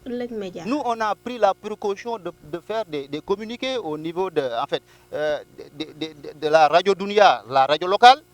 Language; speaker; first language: French; non-native, local second language; Wolof